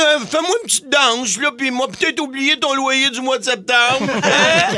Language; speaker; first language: French; native; French